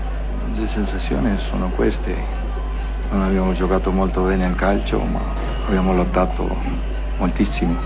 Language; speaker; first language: Italian; non-native, fluent; Spanish